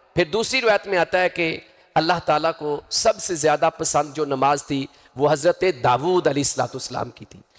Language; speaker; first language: Urdu; non-native, local second language; Punjabi